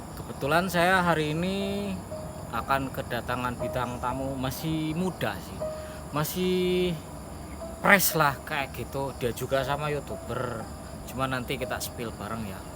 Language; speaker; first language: Indonesian; native; Indonesian